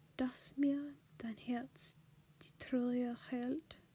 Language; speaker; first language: German; non-native, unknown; English